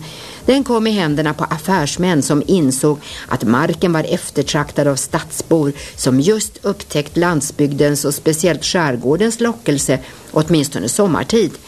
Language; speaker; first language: Swedish; native; Swedish